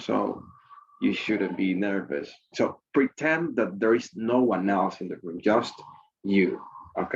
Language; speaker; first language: English; non-native, fluent; Spanish